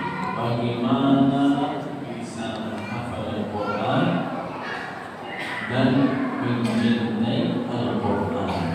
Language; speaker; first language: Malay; non-native, learner; Arabic